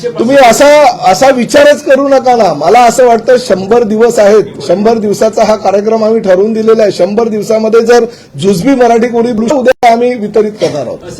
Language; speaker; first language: Marathi; native; Marathi